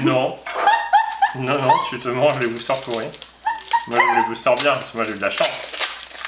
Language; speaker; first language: French; native; French